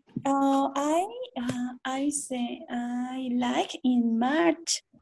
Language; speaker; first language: English; non-native, learner; Spanish